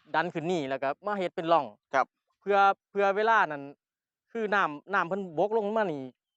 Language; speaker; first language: Thai; native; Thai